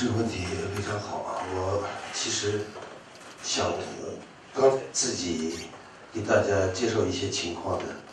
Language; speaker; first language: Chinese; non-native, local second language; Uyghur